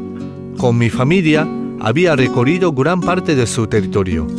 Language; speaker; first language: Spanish; non-native, fluent; Japanese